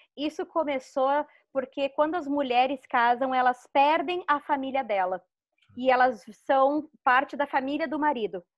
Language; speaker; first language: Portuguese; native; Portuguese